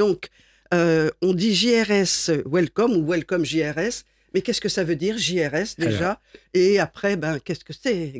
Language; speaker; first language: French; native; French